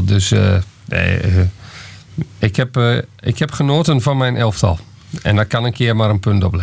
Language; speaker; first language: Dutch; native; Dutch